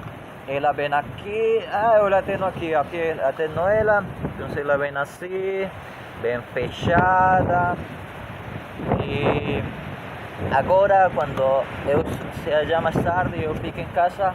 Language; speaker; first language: Portuguese; non-native, learner; Spanish